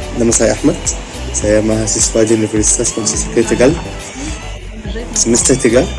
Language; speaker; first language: Indonesian; non-native, learner; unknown